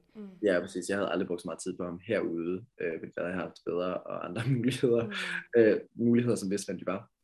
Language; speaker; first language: Danish; native; Danish